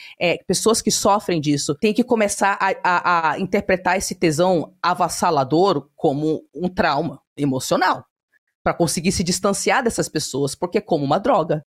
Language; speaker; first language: Portuguese; early bilingual, heritage; Portuguese